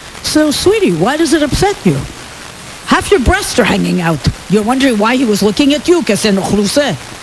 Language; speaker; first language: English; early bilingual, other home language; Greek